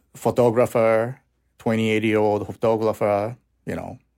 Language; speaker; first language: English; non-native, fluent; Japanese